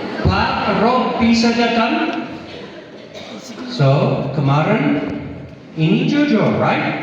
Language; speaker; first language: Indonesian; non-native, fluent; English